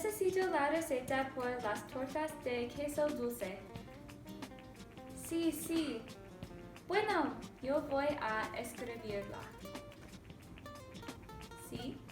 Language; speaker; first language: Spanish; non-native, learner; English